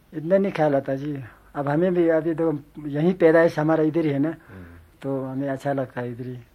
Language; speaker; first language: Urdu; non-native, local second language; Ladakhi